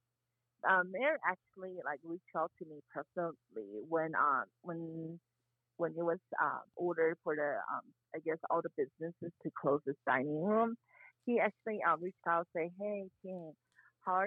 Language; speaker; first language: English; native; English